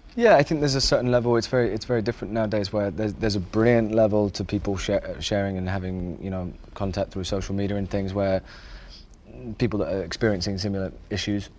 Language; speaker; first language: English; native; English